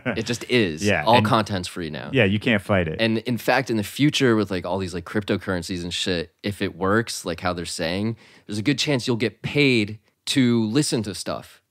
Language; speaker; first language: English; native; English